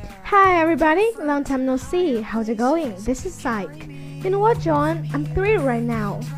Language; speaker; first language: English; non-native, fluent; Chinese